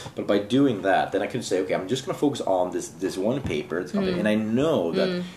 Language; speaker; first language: English; non-native, fluent; Swedish